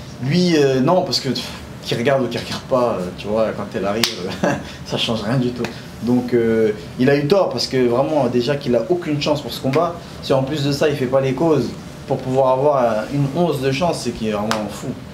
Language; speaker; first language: French; native; French